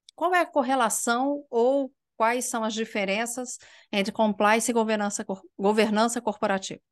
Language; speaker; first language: Portuguese; native; Portuguese